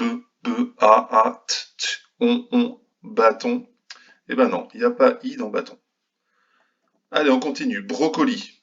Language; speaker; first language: French; native; French